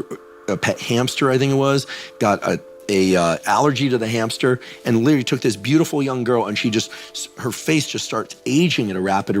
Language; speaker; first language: English; native; English